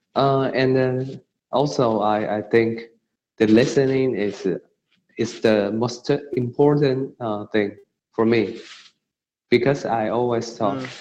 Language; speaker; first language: English; non-native, learner; Chinese